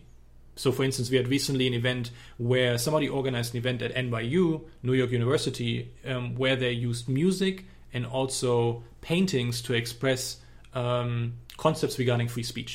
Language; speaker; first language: English; non-native, fluent; German